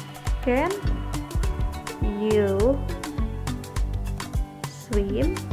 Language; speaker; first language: English; non-native, learner; Indonesian